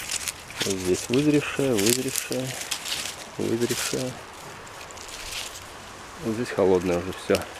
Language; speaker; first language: Russian; native; Russian